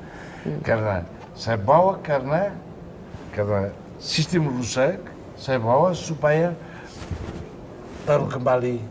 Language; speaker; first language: Indonesian; non-native, fluent; Tetum